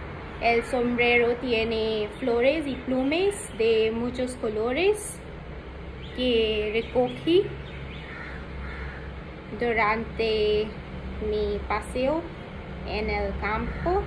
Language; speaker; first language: Spanish; non-native, learner; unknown